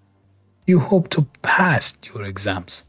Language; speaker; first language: English; non-native, fluent; Persian